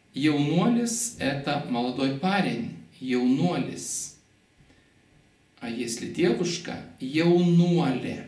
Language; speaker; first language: Russian; non-native, fluent; Lithuanian